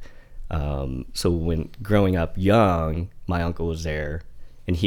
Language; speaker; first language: English; early bilingual, other home language; Vietnamese